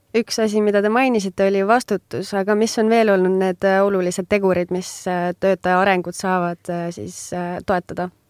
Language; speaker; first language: Estonian; native; Estonian